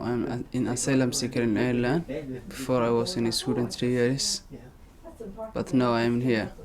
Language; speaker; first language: English; non-native, learner; Somali